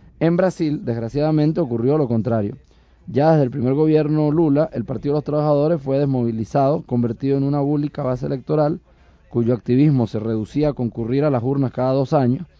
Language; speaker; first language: Spanish; native; Spanish